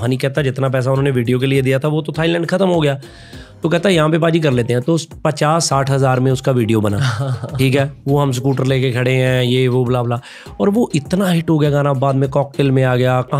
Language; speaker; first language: Hindi; non-native, local second language; Punjabi